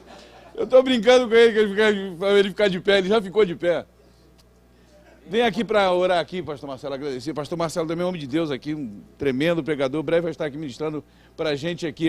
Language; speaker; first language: Portuguese; native; Portuguese